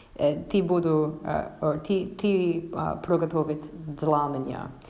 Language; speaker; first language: Russian; non-native, learner; English